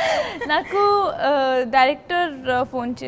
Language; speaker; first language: Telugu; non-native, learner; Punjabi